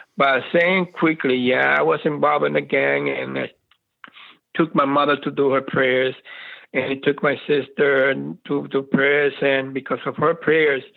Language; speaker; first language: English; native; English